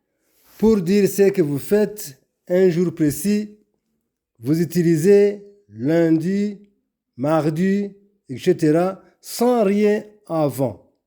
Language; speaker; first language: French; non-native, local second language; Kinyarwanda